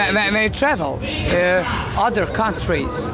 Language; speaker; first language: English; non-native, learner; Hungarian